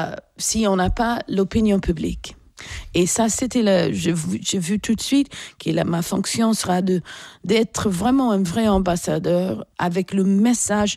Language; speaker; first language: French; non-native, fluent; English